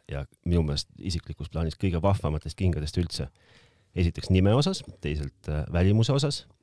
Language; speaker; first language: Estonian; native; Estonian